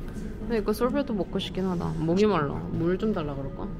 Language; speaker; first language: Korean; native; Korean